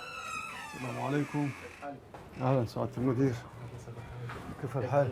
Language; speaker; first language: Arabic; non-native, local second language; Comorian